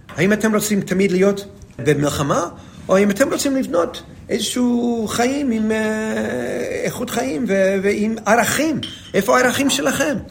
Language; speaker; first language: Hebrew; non-native, fluent; English